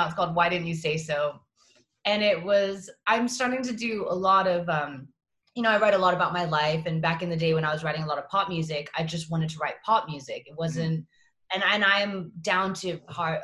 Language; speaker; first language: English; native; English